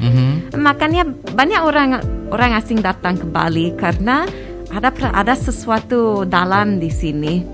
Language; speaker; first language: Indonesian; non-native, fluent; English